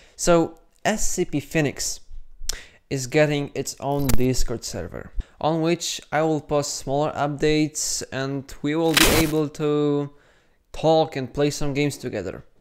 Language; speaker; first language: English; non-native, fluent; Polish